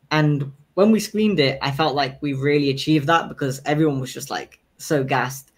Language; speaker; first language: English; native; English